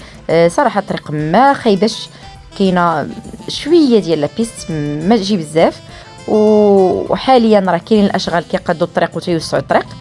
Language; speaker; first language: Arabic; native; Arabic